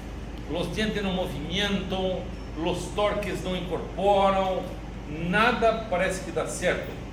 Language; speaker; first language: Spanish; non-native, learner; Portuguese